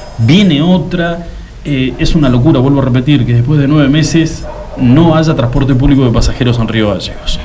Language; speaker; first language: Spanish; native; Spanish